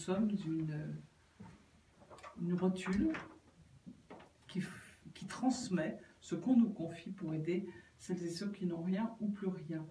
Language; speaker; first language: French; native; French